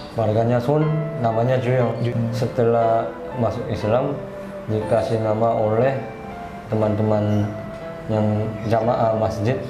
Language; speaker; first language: Indonesian; non-native, fluent; Korean